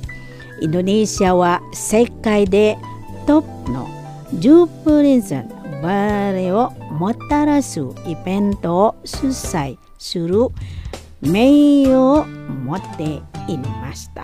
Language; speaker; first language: Japanese; non-native, fluent; Indonesian